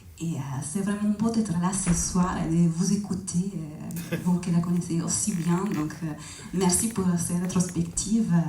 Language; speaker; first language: French; non-native, fluent; Italian